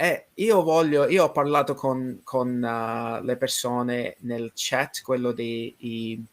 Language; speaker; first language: Italian; non-native, learner; English